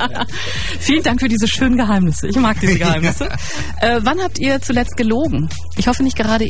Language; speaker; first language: German; native; German